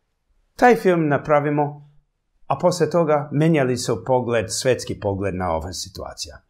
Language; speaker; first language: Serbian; early bilingual, heritage; English